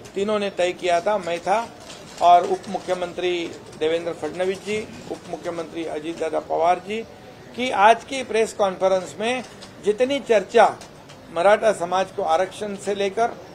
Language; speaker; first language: Hindi; non-native, local second language; Marathi